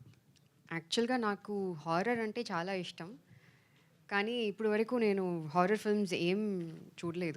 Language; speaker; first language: Telugu; non-native, fluent; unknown